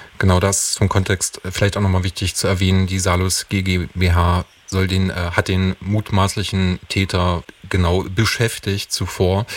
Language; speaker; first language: German; native; German